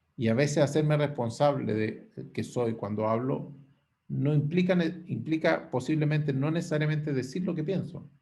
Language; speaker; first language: Spanish; native; Spanish